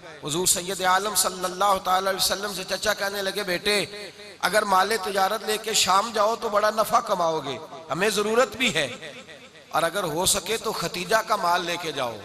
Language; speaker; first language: Hindi; non-native, local second language; Punjabi